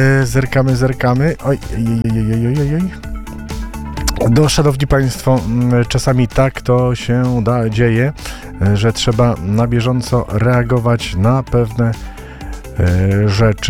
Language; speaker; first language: Polish; native; Polish